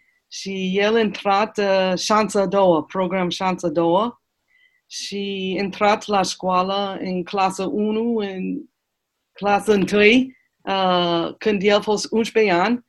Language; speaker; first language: Romanian; non-native, learner; English